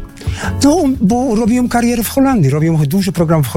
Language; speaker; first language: Polish; non-native, learner; Dutch